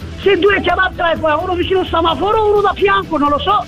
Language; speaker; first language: Italian; non-native, learner; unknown